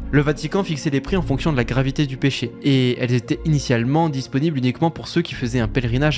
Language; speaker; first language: French; native; French